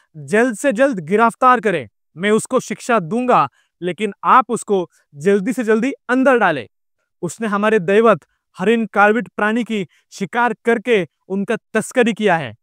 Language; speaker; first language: Hindi; non-native, local second language; Marathi